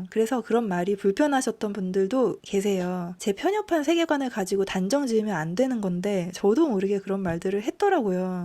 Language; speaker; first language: Korean; native; Korean